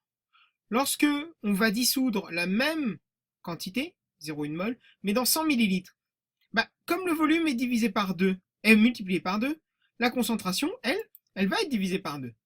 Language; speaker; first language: French; native; French